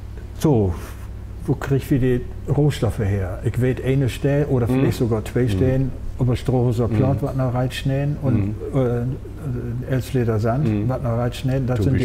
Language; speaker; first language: German; native; German